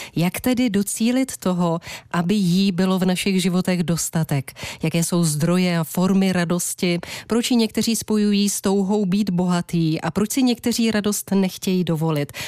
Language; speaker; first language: Czech; native; Czech